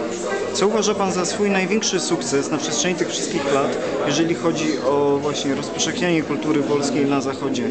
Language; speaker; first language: Polish; native; Polish